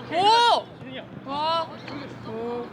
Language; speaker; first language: Korean; native; Korean